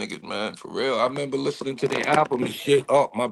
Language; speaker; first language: English; native; English